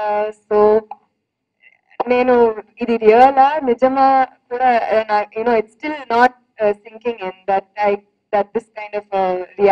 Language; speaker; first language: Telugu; non-native, fluent; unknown